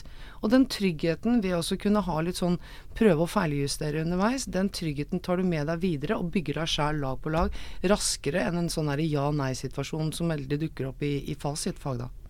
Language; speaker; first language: Norwegian; native; Norwegian